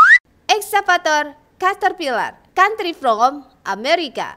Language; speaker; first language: English; non-native, learner; Indonesian